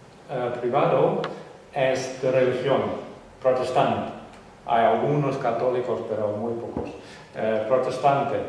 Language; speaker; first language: Spanish; non-native, fluent; Dutch